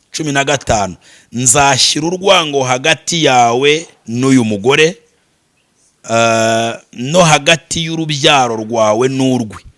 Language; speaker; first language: Kinyarwanda; native; Kinyarwanda